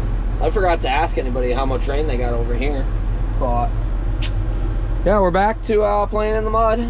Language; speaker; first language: English; native; English